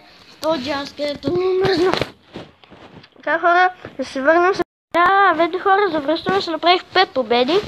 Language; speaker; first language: Bulgarian; native; Bulgarian